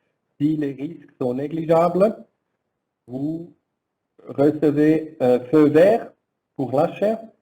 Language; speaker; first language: French; non-native, learner; German